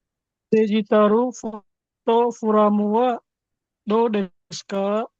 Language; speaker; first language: Japanese; non-native, learner; Indonesian